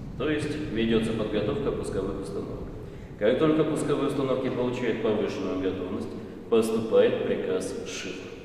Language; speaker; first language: Russian; native; Russian